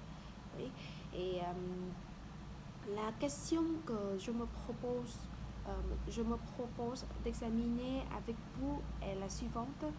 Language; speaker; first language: French; non-native, learner; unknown